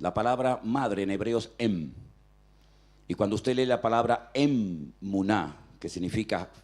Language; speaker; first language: Spanish; native; Spanish